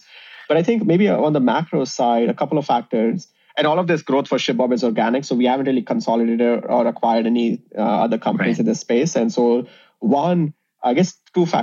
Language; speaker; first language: English; non-native, local second language; Hindi